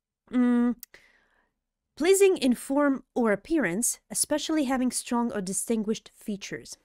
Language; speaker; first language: English; non-native, fluent; Russian